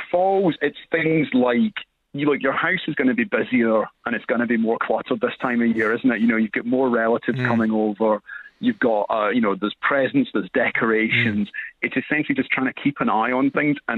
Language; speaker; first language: English; native; English